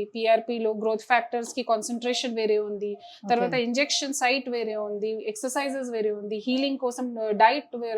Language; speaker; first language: Telugu; non-native, fluent; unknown